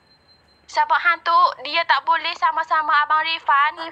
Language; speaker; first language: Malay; non-native, learner; Vietnamese